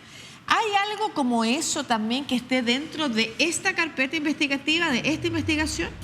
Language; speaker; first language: Spanish; native; Spanish